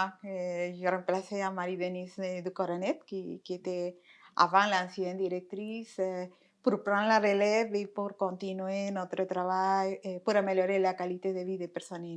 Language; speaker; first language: French; non-native, fluent; Spanish